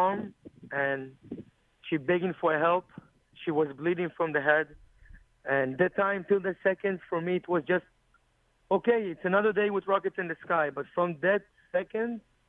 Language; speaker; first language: English; non-native, learner; Hebrew